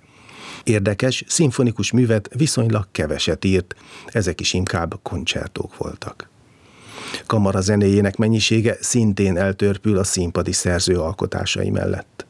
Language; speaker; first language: Hungarian; native; Hungarian